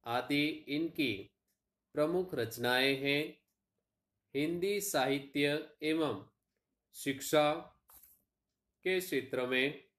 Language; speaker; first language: Hindi; non-native, local second language; Gujarati